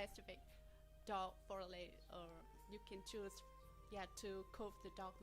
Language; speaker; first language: English; non-native, learner; Vietnamese